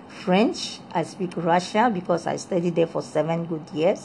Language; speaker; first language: English; non-native, fluent; Lingala